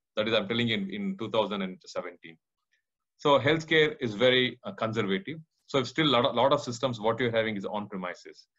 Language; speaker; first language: English; non-native, local second language; Kannada